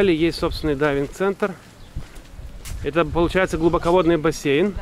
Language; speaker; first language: Russian; native; Russian